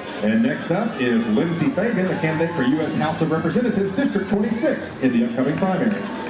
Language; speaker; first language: English; native; English